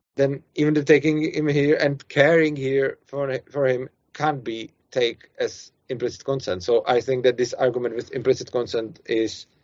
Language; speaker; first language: English; non-native, fluent; Czech